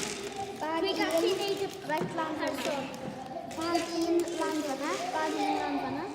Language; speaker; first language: Welsh; non-native, local second language; English